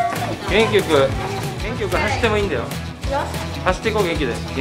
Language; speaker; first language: Japanese; native; Japanese